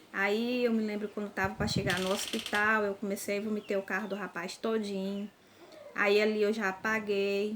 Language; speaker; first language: Portuguese; native; Portuguese